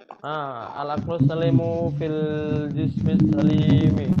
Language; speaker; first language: Arabic; non-native, fluent; Indonesian